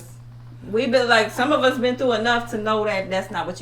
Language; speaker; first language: English; native; English